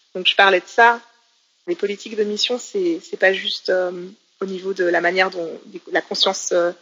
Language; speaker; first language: French; native; French